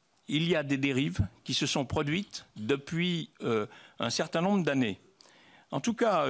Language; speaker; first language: French; native; French